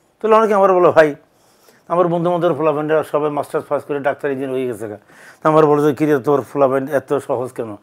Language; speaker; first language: Bangla; native; Bangla